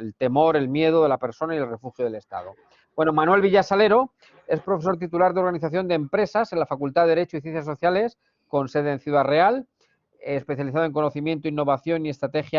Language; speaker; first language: Spanish; native; Spanish